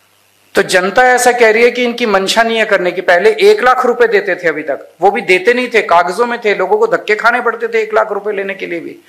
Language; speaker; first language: Hindi; native; Hindi